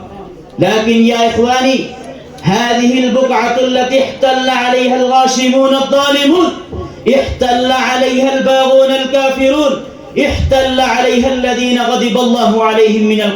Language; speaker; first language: Arabic; non-native, fluent; Urdu